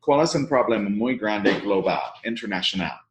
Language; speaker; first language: Spanish; non-native, learner; English